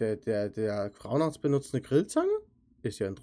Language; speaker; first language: German; native; German